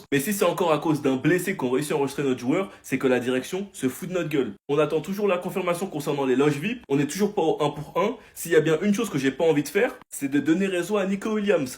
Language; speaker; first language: French; native; French